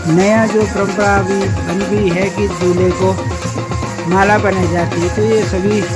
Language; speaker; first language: Hindi; non-native, local second language; Garhwali